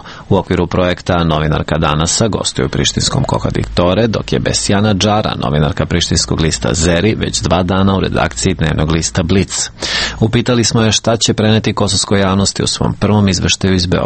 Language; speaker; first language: Serbian; native; Serbian